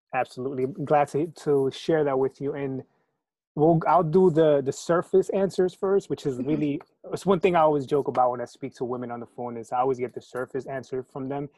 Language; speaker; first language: English; early bilingual, other home language; Spanish